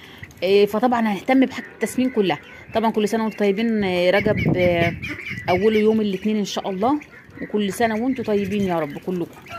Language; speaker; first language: Arabic; native; Arabic